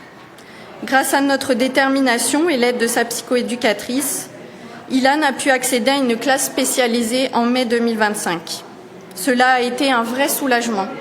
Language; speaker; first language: French; native; French